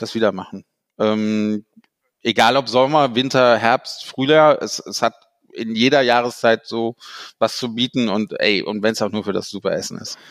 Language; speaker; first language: German; native; German